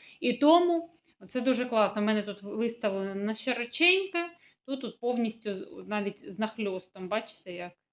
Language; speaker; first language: Ukrainian; non-native, local second language; Russian